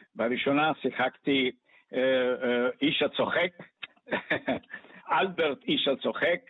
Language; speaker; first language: Hebrew; non-native, fluent; Bulgarian